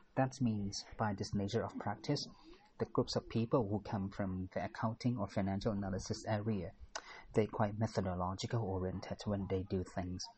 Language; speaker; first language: English; non-native, fluent; Thai